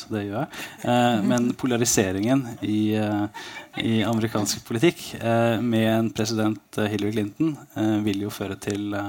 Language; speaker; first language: Norwegian; native; Norwegian